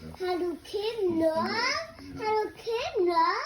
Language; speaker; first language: Danish; non-native, learner; Thai